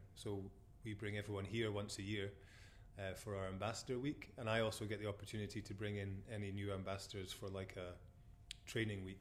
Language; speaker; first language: English; native; English